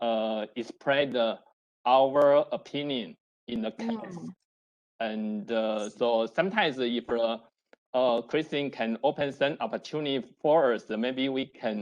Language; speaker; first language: English; non-native, learner; Chinese